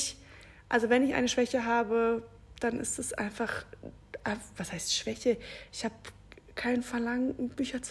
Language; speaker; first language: German; native; German